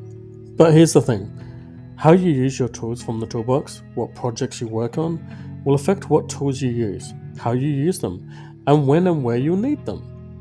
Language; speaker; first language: English; native; English